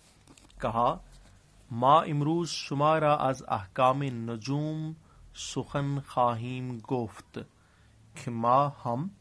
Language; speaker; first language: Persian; non-native, fluent; Urdu